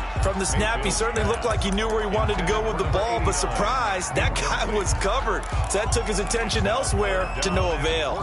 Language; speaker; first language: English; native; English